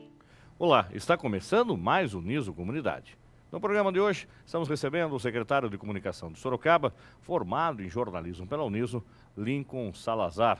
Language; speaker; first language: Portuguese; native; Portuguese